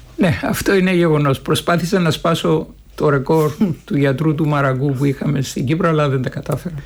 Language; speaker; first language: Greek; native; Greek